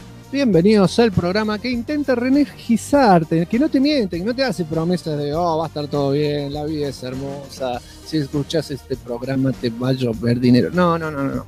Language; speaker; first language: Spanish; native; Spanish